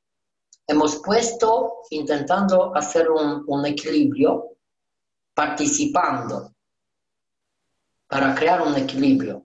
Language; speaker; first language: Spanish; non-native, learner; Romanian